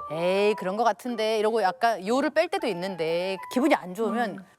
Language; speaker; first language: Korean; non-native, fluent; Japanese